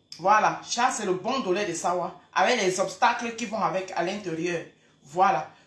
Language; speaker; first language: French; native; French